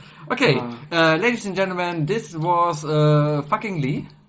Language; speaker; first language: English; non-native, fluent; German